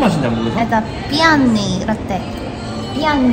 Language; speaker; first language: Russian; non-native, learner; Korean